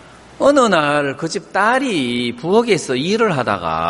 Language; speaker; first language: Korean; native; Korean